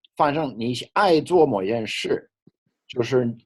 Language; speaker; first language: Chinese; non-native, fluent; English